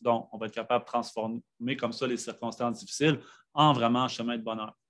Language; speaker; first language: French; native; French